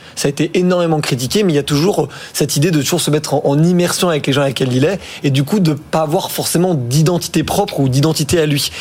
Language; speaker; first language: French; native; French